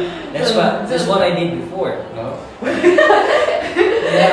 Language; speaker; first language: English; non-native, local second language; Cebuano